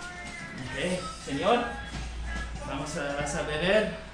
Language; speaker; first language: Spanish; non-native, learner; English